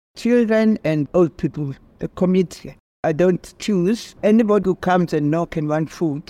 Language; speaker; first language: English; non-native, local second language; Xhosa